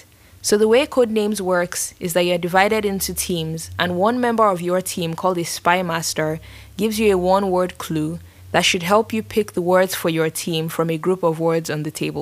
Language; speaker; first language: English; non-native, local second language; Yoruba